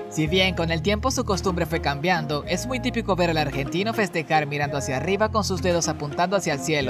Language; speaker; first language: Spanish; native; Spanish